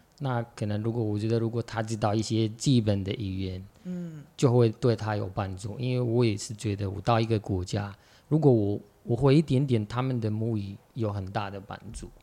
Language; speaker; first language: Chinese; non-native, fluent; Arabic